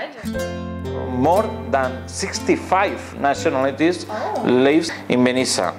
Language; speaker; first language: English; non-native, fluent; Spanish